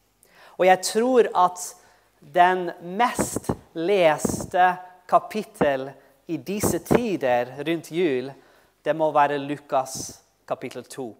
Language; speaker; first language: Norwegian; non-native, fluent; English